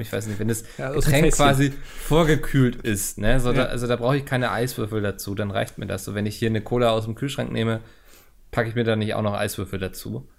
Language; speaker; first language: German; native; German